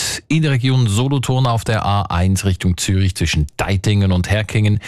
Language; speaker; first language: German; native; German